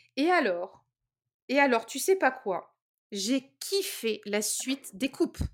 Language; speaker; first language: French; native; French